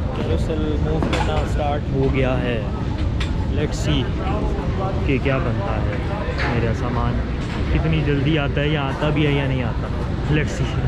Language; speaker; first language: Urdu; native; Urdu